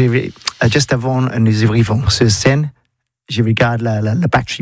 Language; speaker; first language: French; non-native, learner; English